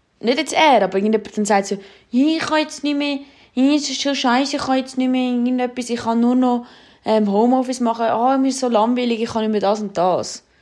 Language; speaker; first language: German; native; German